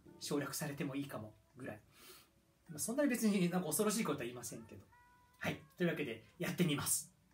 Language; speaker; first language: Japanese; native; Japanese